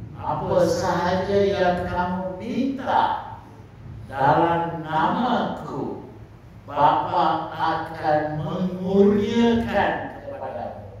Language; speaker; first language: Malay; non-native, local second language; Tamil